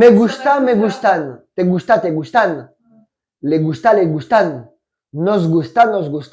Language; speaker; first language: Spanish; non-native, fluent; French